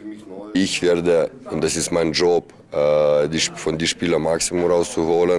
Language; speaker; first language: German; non-native, learner; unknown